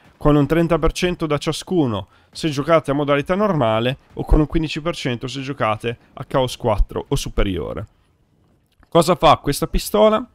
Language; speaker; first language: Italian; native; Italian